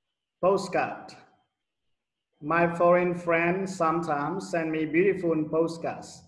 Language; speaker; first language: English; non-native, learner; Vietnamese